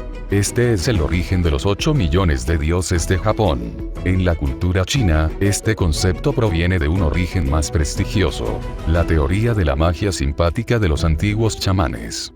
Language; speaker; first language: Spanish; native; Spanish